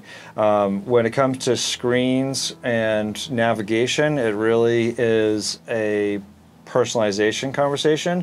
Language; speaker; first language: English; native; English